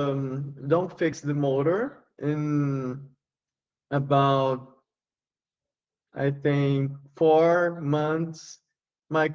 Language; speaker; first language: English; non-native, learner; Portuguese